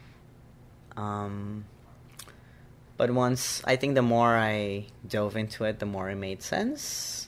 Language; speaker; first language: English; non-native, fluent; Portuguese